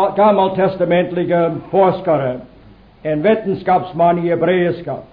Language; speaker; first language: Swedish; non-native, fluent; English